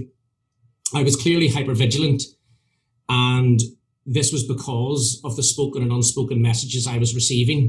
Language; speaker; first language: English; native; English